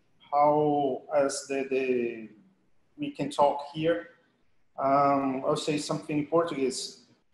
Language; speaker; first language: English; non-native, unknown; Portuguese